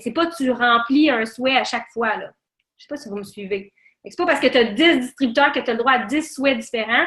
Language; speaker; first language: French; native; French